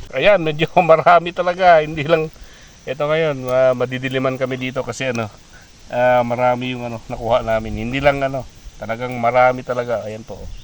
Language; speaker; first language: Filipino; native; Filipino